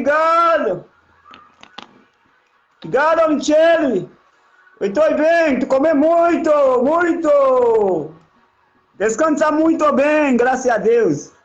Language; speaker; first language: Portuguese; non-native, learner; Haitian Creole